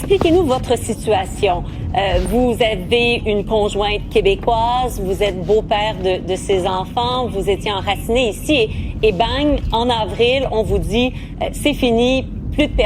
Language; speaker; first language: French; native; French